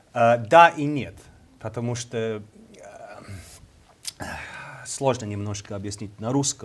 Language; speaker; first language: Russian; non-native, learner; English